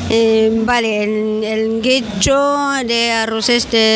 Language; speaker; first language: Spanish; non-native, learner; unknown